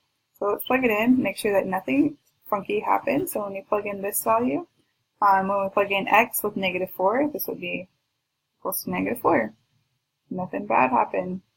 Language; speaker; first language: English; native; English